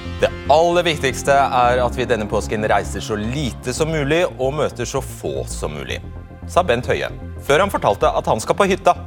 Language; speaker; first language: Norwegian; native; Norwegian